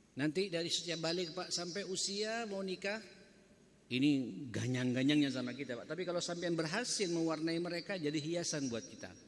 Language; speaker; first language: Indonesian; native; Indonesian